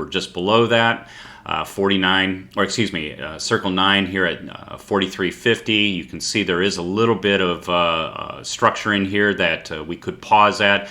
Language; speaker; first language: English; native; English